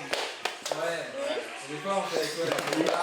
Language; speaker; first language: French; native; French